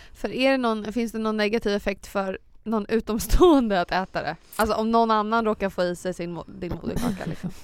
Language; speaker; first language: Swedish; native; Swedish